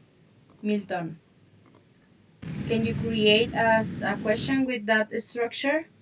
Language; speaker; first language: English; non-native, fluent; Spanish